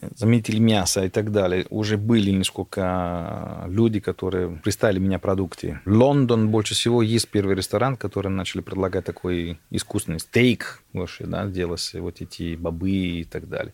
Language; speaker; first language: Russian; non-native, fluent; Italian